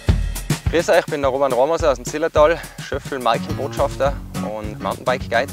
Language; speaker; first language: German; native; German